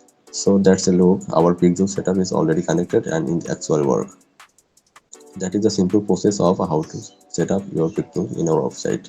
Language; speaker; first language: English; non-native, local second language; Bangla